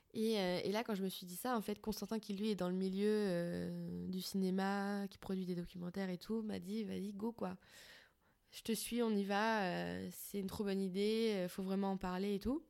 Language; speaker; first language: French; native; French